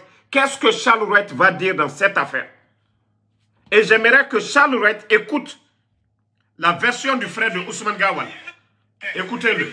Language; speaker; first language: French; non-native, local second language; Susu